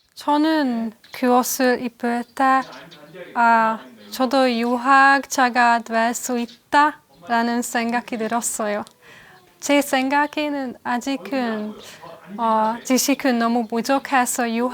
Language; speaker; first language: Korean; non-native, fluent; Hungarian